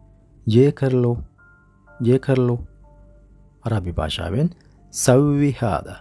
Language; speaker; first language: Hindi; non-native, learner; Sinhala